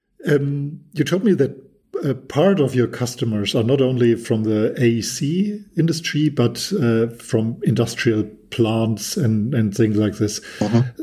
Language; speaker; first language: English; non-native, fluent; German